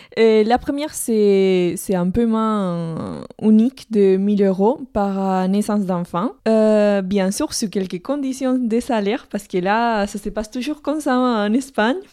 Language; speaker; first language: French; non-native, fluent; Spanish